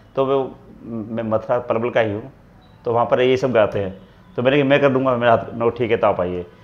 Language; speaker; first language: Hindi; native; Hindi